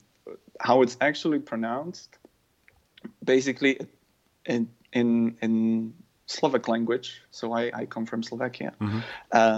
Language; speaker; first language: English; non-native, fluent; German